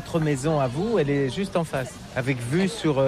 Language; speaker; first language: French; native; French